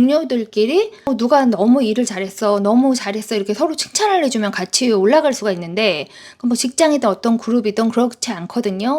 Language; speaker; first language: Korean; native; Korean